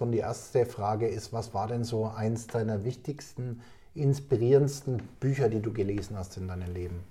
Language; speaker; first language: German; native; German